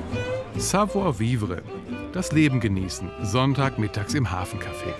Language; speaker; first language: German; native; German